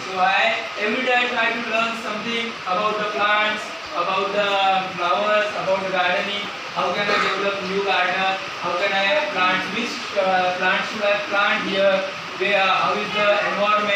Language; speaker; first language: English; non-native, local second language; Marathi